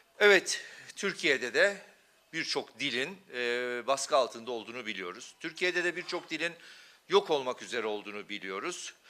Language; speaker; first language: Turkish; non-native, local second language; Kurdish